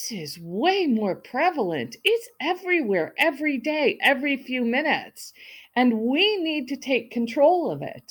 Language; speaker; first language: English; native; English